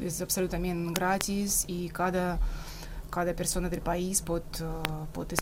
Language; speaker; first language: Catalan; non-native, fluent; Russian